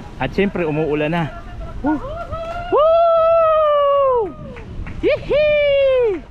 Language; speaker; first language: Filipino; non-native, local second language; Cebuano